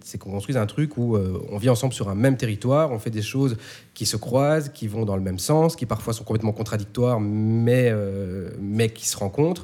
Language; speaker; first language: French; native; French